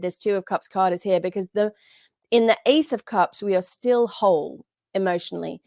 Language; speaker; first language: English; native; English